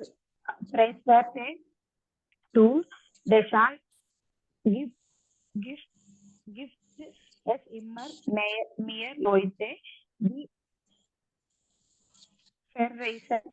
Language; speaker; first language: German; non-native, learner; Malayalam